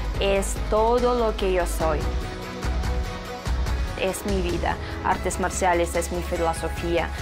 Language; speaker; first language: Spanish; non-native, fluent; Russian